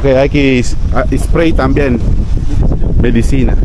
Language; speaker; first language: Spanish; non-native, learner; Filipino